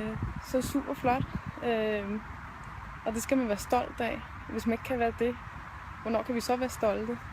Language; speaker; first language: Danish; native; Danish